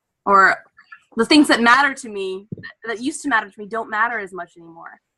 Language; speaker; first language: English; native; English